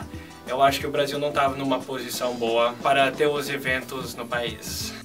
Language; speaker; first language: Portuguese; early bilingual, heritage; Portuguese